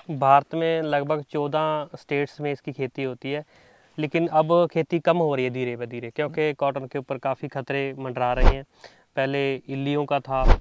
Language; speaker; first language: Hindi; non-native, local second language; Punjabi